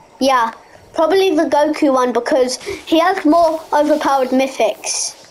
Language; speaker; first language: English; native; English